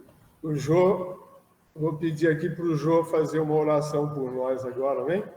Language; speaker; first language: Portuguese; native; Portuguese